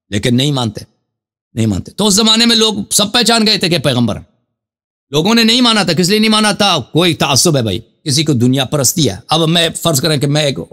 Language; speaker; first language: Urdu; non-native, fluent; Persian